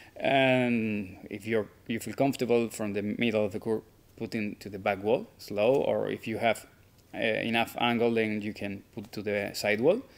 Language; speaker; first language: English; non-native, fluent; Spanish